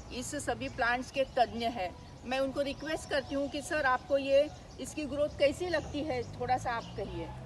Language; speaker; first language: Hindi; non-native, local second language; Marathi